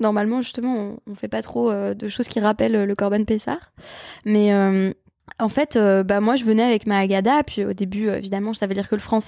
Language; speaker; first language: French; native; French